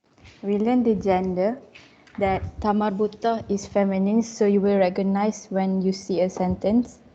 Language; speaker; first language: English; non-native, local second language; Malay